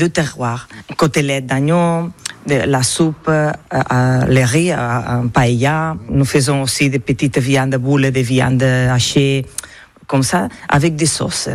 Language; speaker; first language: French; non-native, learner; Catalan